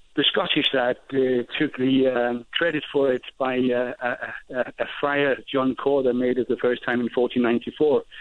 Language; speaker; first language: English; non-native, fluent; Danish